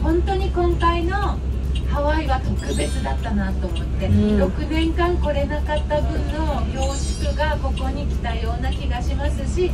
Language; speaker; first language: Japanese; native; Japanese